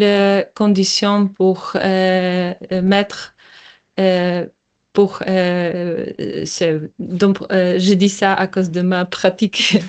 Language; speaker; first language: French; non-native, learner; Polish